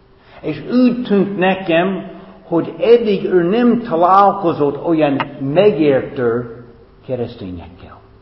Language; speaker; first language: Hungarian; non-native, fluent; English